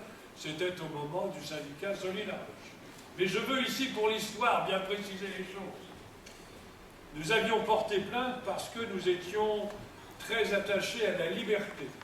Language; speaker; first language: French; native; French